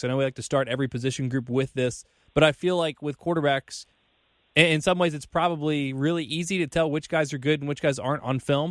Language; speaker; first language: English; native; English